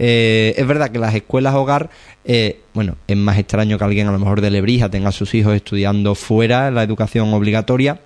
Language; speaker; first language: Spanish; native; Spanish